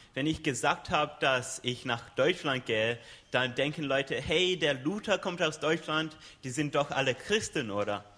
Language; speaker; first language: German; non-native, fluent; English